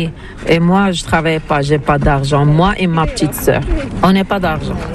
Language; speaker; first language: French; non-native, learner; Arabic